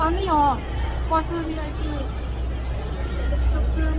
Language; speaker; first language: Korean; non-native, learner; Lao